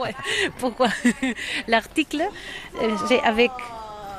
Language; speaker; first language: French; non-native, learner; Catalan